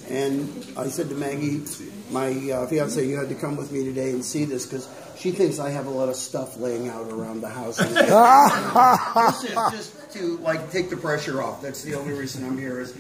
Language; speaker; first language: English; native; English